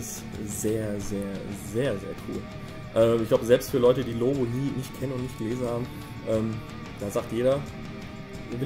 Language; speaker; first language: German; native; German